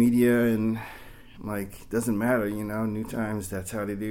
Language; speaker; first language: English; native; English